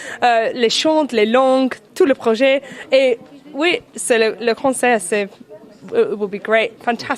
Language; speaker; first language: French; non-native, learner; English